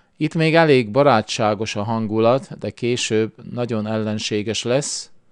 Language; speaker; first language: Hungarian; early bilingual, heritage; Hungarian